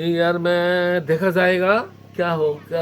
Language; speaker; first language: Hindi; non-native, local second language; Mizo